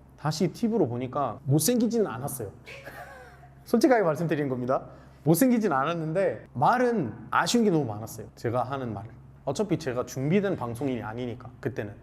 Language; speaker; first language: Korean; non-native, fluent; Arabic